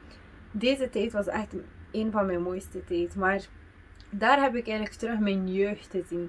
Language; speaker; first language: Dutch; early bilingual, other home language; Amharic